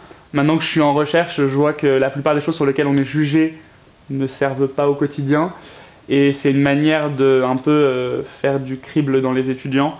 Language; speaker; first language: French; native; French